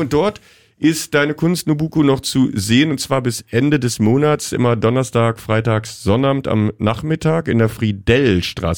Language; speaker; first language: German; native; German